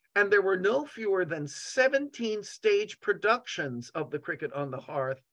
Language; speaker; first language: English; native; English